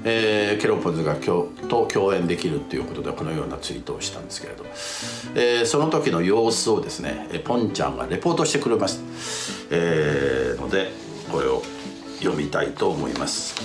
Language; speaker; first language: Japanese; native; Japanese